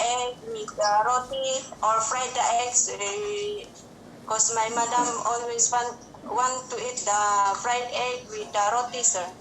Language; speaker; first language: English; non-native, learner; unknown